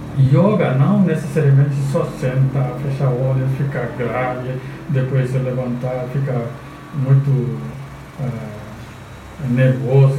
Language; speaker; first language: Portuguese; non-native, fluent; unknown